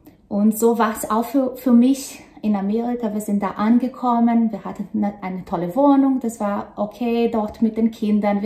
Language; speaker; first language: German; non-native, fluent; Portuguese